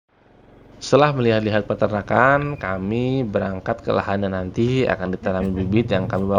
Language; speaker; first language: Indonesian; native; Indonesian